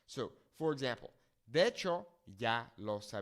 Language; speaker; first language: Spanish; non-native, fluent; English